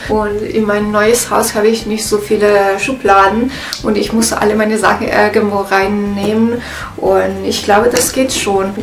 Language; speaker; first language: German; non-native, learner; Italian